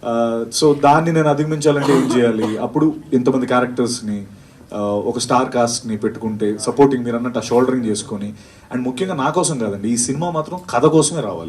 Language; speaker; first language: Telugu; native; Telugu